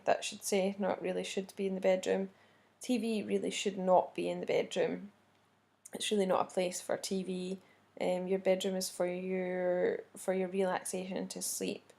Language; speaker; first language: English; native; English